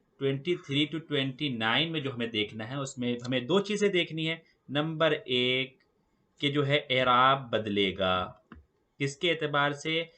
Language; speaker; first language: Urdu; native; Urdu